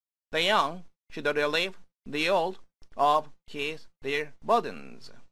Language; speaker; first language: English; non-native, fluent; Korean